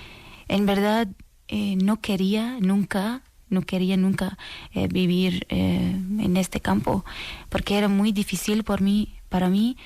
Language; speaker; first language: Spanish; non-native, learner; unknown